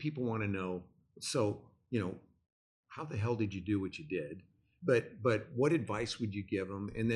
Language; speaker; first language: English; native; English